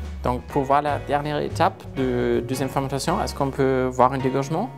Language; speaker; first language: French; non-native, fluent; German